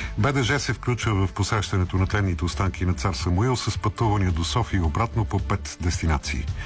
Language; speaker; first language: Bulgarian; native; Bulgarian